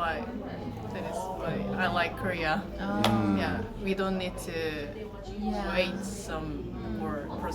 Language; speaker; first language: English; non-native, learner; Korean